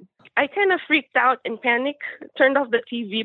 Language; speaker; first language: English; non-native, local second language; Filipino